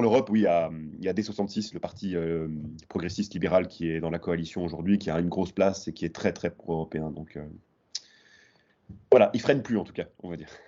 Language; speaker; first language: French; native; French